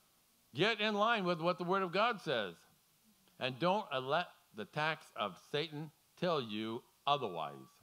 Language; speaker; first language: English; native; English